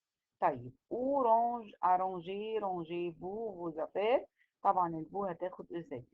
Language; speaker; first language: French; non-native, fluent; Arabic